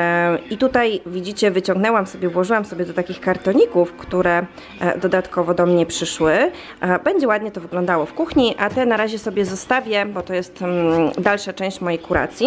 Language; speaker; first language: Polish; native; Polish